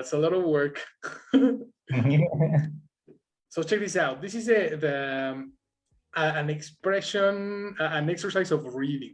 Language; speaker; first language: English; non-native, fluent; Spanish